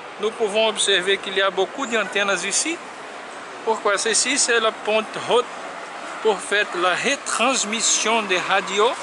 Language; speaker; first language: French; non-native, learner; Portuguese